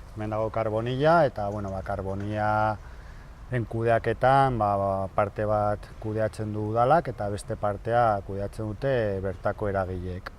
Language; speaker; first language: Basque; non-native, local second language; Spanish